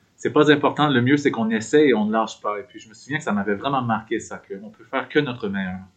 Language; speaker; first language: French; native; French